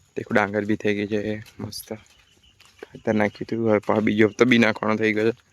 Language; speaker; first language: Gujarati; native; Gujarati